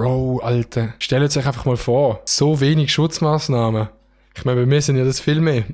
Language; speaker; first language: German; native; German